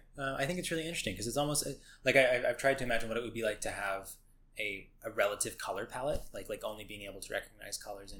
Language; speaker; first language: English; native; English